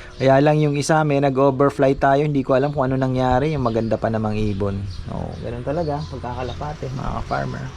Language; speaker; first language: Filipino; non-native, local second language; Pampanga